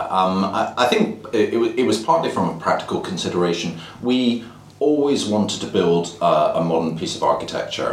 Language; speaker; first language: English; native; English